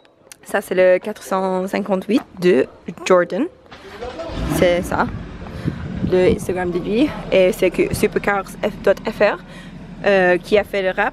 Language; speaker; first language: French; non-native, learner; English